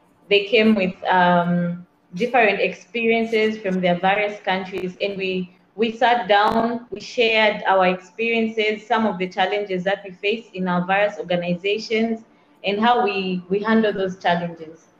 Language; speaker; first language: English; non-native, local second language; Bemba